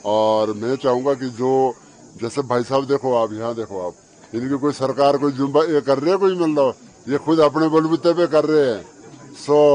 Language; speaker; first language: Hindi; native; Hindi